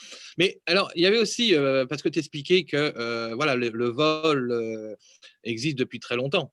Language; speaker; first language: French; native; French